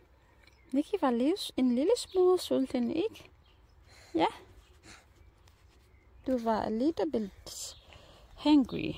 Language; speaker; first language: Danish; non-native, learner; English